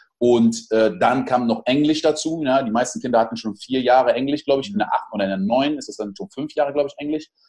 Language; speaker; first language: German; early bilingual, other home language; French